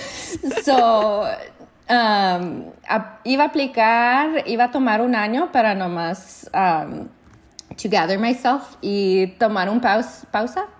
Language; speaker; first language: Spanish; early bilingual, heritage; Spanish